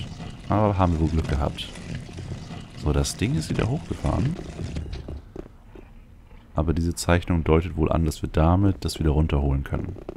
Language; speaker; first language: German; native; German